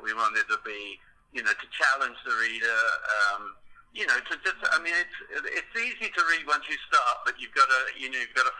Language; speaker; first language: English; native; English